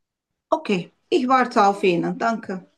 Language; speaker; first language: German; non-native, learner; Turkish